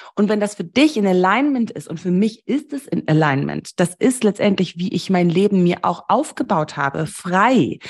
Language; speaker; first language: German; early bilingual, heritage; German